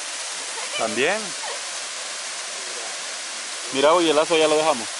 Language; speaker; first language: Spanish; native; Spanish